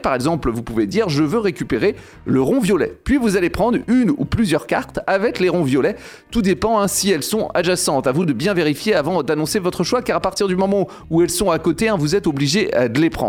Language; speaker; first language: French; native; French